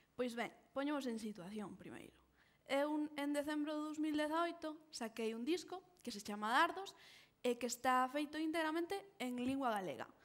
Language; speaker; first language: Galician; non-native, local second language; Spanish